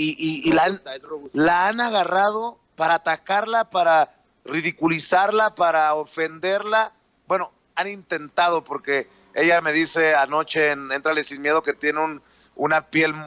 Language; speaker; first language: Spanish; native; Spanish